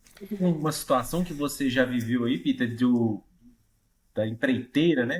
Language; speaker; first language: Portuguese; native; Portuguese